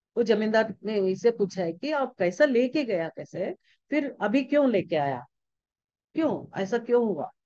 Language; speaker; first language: Hindi; non-native, local second language; Telugu